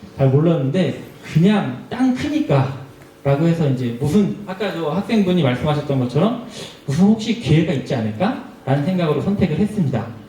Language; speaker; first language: Korean; native; Korean